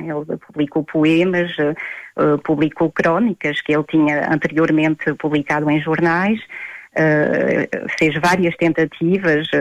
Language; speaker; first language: Portuguese; native; Portuguese